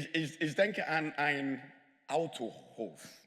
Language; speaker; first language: German; non-native, fluent; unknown